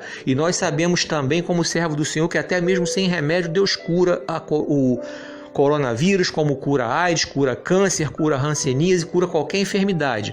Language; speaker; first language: Portuguese; native; Portuguese